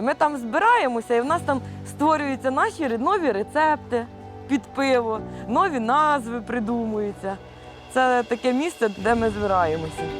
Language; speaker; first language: Ukrainian; native; Ukrainian